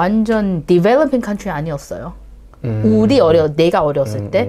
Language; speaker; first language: Korean; non-native, learner; Chinese